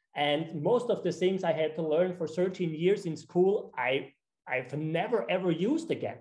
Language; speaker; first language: English; non-native, fluent; German